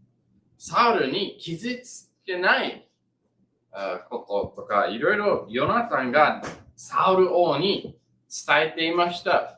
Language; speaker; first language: Japanese; non-native, learner; English